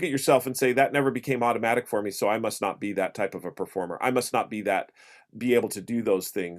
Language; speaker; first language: English; native; English